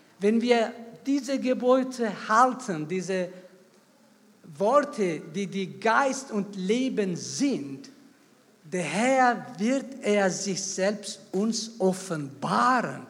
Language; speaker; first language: German; non-native, fluent; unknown